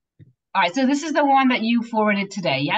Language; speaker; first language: English; native; English